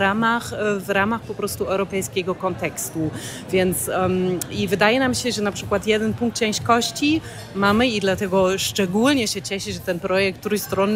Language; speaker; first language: Polish; non-native, fluent; German